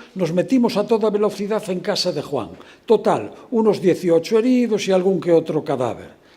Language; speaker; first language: Spanish; non-native, local second language; Galician